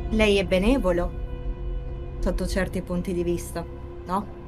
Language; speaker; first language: Italian; native; Italian